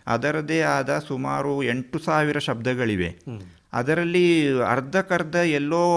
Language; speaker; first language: Kannada; non-native, local second language; Kodava